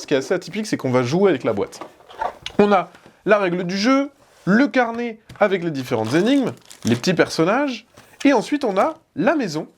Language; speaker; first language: French; native; French